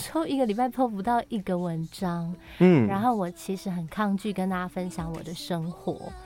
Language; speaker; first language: Chinese; native; Chinese